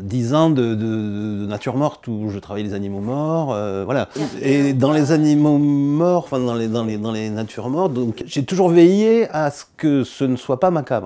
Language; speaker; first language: French; native; French